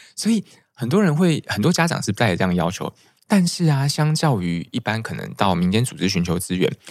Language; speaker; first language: Chinese; native; Chinese